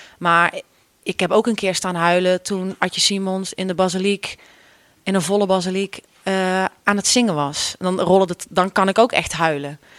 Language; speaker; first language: Dutch; native; Dutch